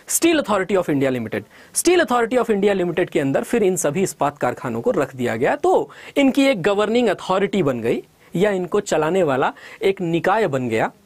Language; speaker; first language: Hindi; native; Hindi